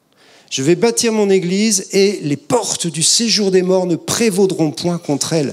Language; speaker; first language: French; native; French